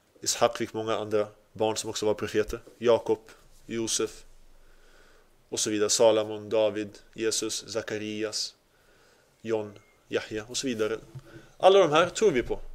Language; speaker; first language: Swedish; early bilingual, other home language; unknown